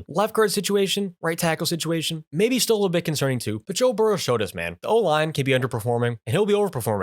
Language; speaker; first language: English; native; English